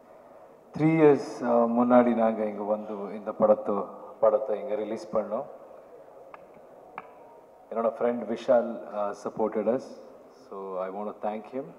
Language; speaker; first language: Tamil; non-native, learner; Kannada